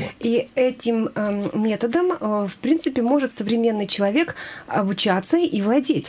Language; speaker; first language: Russian; native; Russian